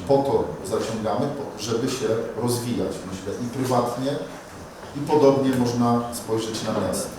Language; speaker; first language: Polish; native; Polish